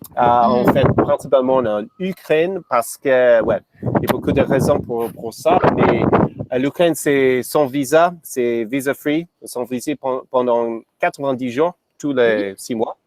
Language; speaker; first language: French; non-native, fluent; English